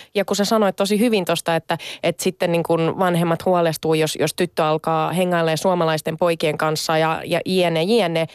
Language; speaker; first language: Finnish; early bilingual, other home language; Sinhala